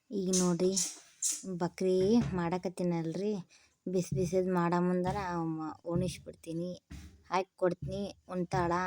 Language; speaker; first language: Kannada; native; Kannada